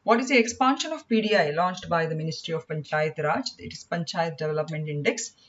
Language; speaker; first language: English; non-native, local second language; Kannada